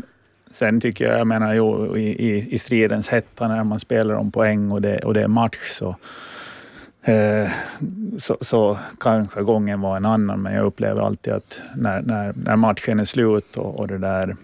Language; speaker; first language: Swedish; native; Swedish